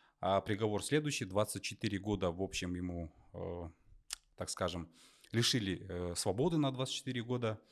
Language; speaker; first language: Russian; non-native, local second language; Kazakh